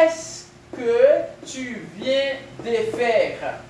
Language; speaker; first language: French; non-native, fluent; Spanish